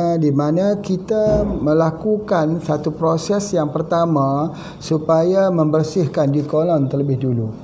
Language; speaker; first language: Malay; native; Malay